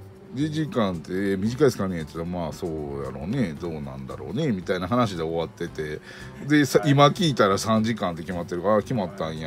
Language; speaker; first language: Japanese; native; Japanese